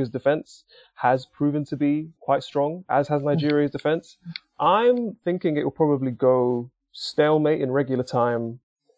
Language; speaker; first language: English; native; English